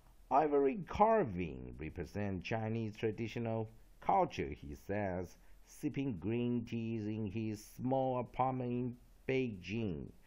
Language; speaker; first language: English; non-native, fluent; Chinese